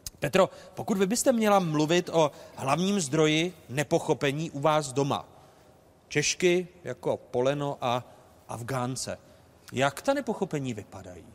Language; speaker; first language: Czech; native; Czech